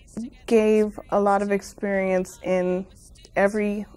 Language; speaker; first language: English; native; English